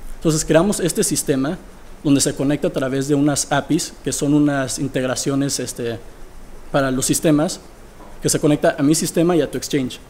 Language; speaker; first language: Spanish; early bilingual, heritage; Spanish